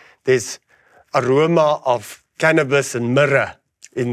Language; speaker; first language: English; non-native, local second language; Afrikaans